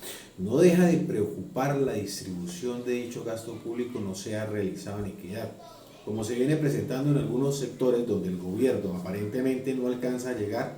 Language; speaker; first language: Spanish; native; Spanish